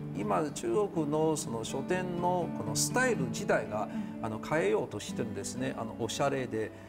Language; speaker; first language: Japanese; non-native, fluent; Chinese